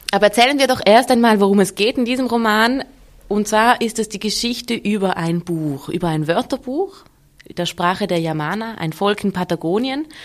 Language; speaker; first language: German; native; German